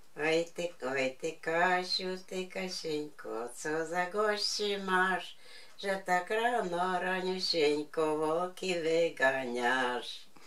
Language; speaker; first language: Polish; non-native, local second language; Ukrainian